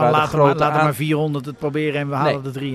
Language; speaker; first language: Dutch; native; Dutch